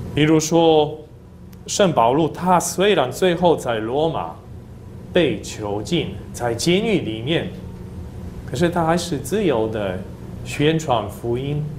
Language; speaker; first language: Chinese; non-native, fluent; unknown